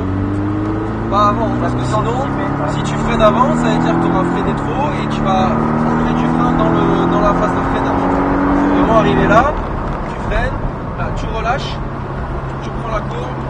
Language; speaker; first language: French; native; French